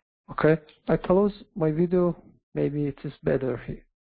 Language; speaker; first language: English; non-native, fluent; Persian